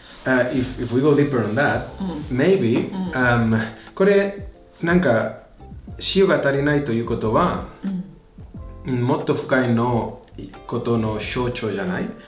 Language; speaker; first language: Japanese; non-native, fluent; Spanish